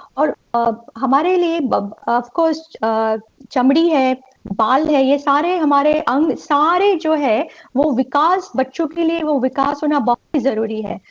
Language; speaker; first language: Hindi; non-native, local second language; Gujarati